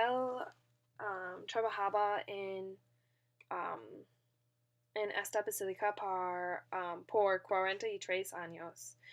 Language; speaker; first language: Spanish; non-native, learner; English